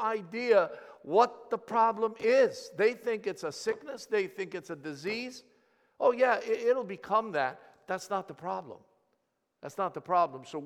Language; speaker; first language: English; early bilingual, other home language; Greek